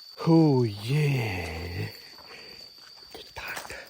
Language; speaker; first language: English; non-native, local second language; Telugu